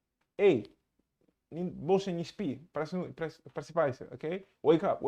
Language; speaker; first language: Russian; non-native, fluent; English